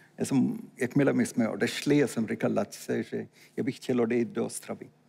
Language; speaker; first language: Czech; non-native, fluent; Tamil